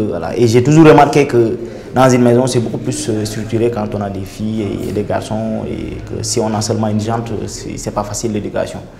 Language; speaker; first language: French; non-native, local second language; Wolof